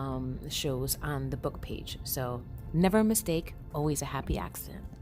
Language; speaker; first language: English; native; English